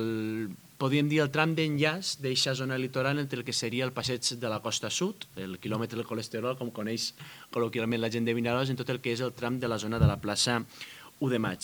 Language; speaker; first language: Catalan; native; Catalan